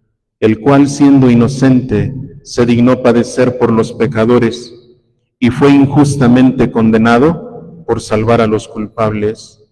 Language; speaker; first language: Spanish; native; Spanish